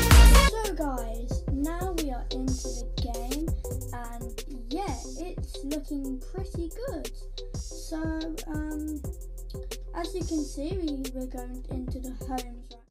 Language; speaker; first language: English; native; English